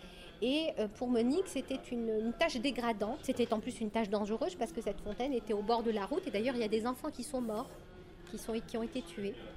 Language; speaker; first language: French; native; French